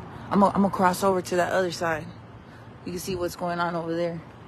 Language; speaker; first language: English; early bilingual, other home language; Spanish